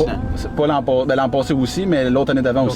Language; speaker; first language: French; native; French